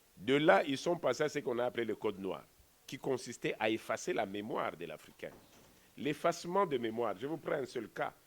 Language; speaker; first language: French; non-native, local second language; Kongo